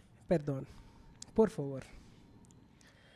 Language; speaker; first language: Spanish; non-native, learner; Hindi